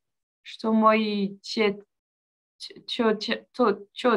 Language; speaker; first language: Russian; non-native, learner; French